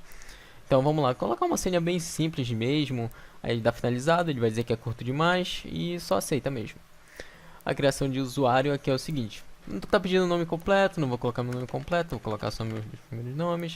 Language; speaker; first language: Portuguese; native; Portuguese